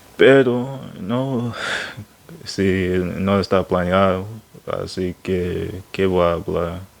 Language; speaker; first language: Spanish; non-native, learner; English